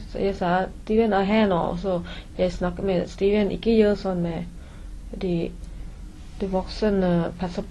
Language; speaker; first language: Norwegian; non-native, learner; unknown